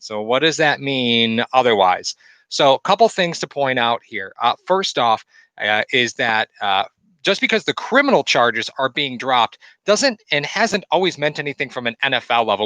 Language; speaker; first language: English; native; English